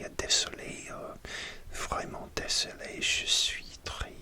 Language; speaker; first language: French; non-native, learner; English